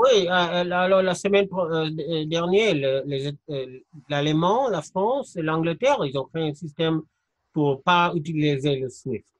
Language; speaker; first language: French; non-native, fluent; English